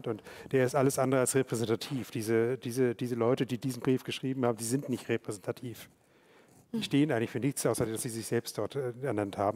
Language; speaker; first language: German; native; German